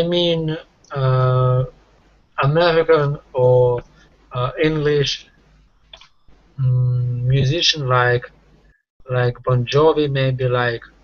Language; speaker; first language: English; non-native, learner; Russian